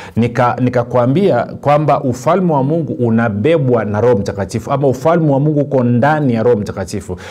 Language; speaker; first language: Swahili; native; Swahili